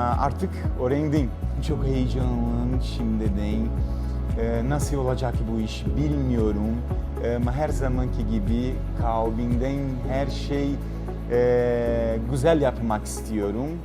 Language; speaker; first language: Turkish; non-native, learner; Portuguese